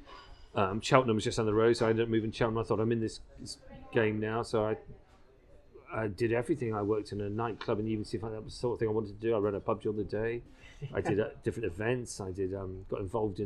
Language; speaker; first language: English; native; English